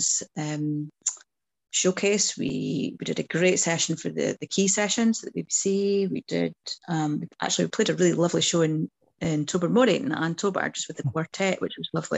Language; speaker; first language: English; native; English